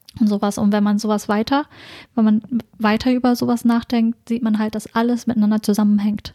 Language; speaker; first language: German; early bilingual, other home language; Vietnamese